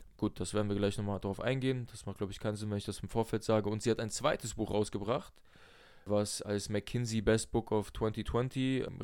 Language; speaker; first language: German; early bilingual, other home language; Russian